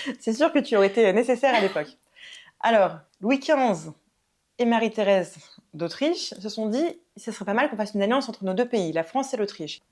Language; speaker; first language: French; native; French